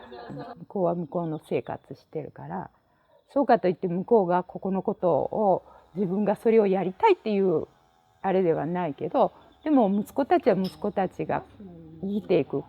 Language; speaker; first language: Japanese; native; Japanese